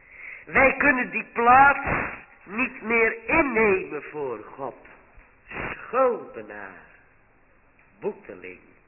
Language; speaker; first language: Dutch; native; Dutch